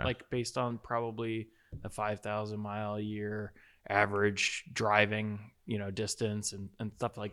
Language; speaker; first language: English; native; English